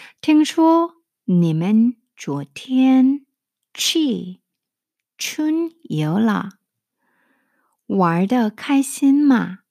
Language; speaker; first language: Chinese; non-native, fluent; Korean